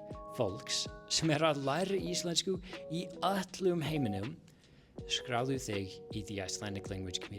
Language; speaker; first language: Icelandic; non-native, fluent; English